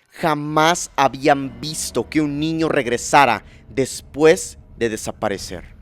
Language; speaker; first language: Spanish; native; Spanish